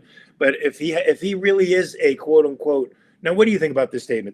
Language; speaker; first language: English; native; English